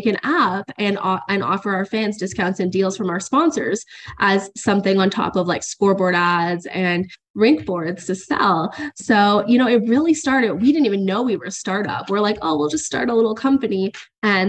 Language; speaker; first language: English; native; English